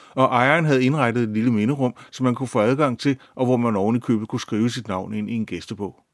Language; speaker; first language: Danish; native; Danish